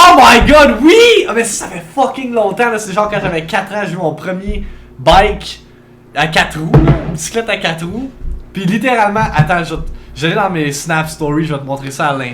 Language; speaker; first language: French; native; French